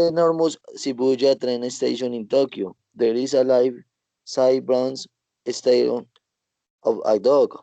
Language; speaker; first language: English; non-native, learner; Spanish